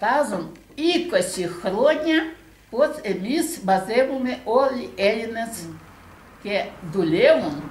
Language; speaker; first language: Greek; non-native, learner; Russian